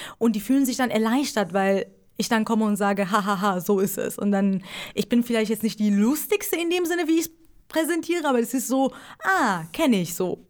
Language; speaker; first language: German; early bilingual, other home language; Persian